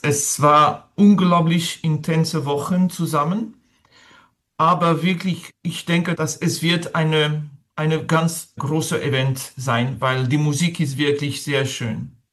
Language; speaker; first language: German; non-native, learner; French